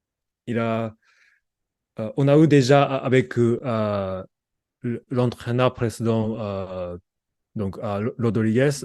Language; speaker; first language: French; non-native, learner; Japanese